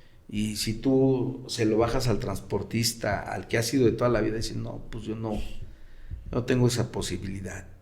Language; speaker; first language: Spanish; native; Spanish